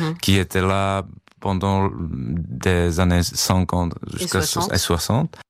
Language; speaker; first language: French; non-native, fluent; Czech